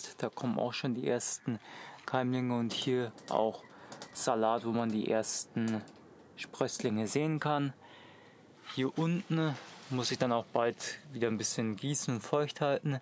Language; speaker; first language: German; native; German